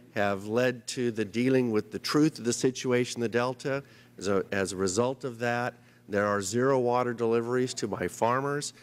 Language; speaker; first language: English; native; English